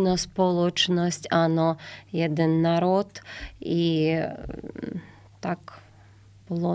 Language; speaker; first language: Slovak; non-native, learner; Ukrainian